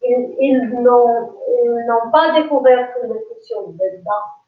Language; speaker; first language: French; non-native, learner; English